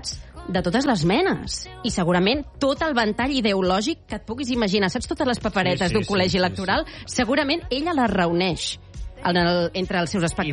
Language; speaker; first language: Catalan; native; Catalan